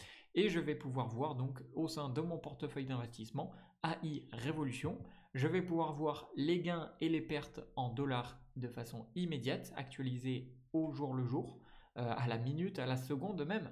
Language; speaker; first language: French; native; French